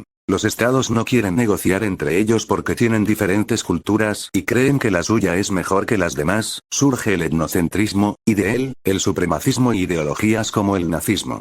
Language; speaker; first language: Spanish; native; Spanish